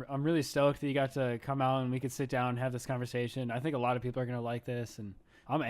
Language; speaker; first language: English; native; English